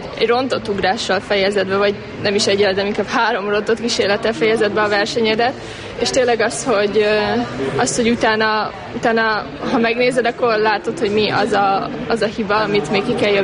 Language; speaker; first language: Hungarian; native; Hungarian